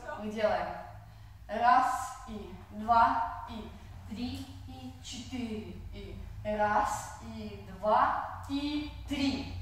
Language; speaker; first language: Russian; non-native, fluent; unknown